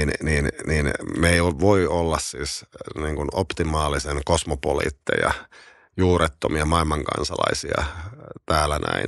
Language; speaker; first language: Finnish; native; Finnish